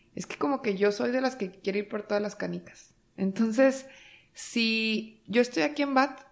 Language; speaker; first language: Spanish; native; Spanish